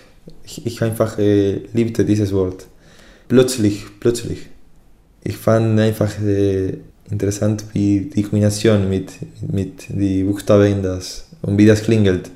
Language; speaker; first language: German; non-native, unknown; Spanish